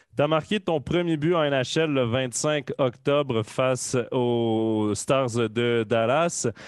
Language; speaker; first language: French; native; French